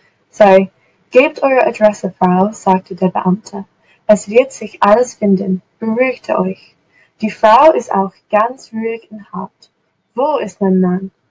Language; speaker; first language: German; non-native, fluent; English